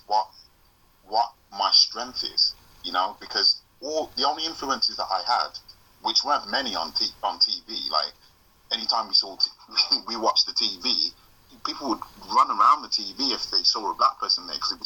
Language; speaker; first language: English; native; English